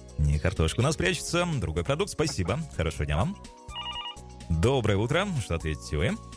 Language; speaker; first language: Russian; native; Russian